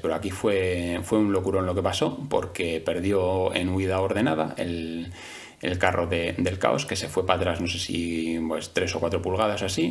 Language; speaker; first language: Spanish; native; Spanish